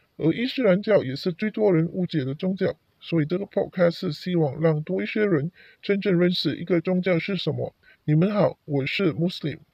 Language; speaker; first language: Chinese; non-native, local second language; Cantonese